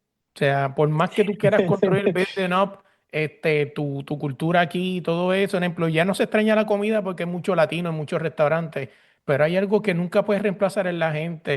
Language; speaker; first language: Spanish; native; Spanish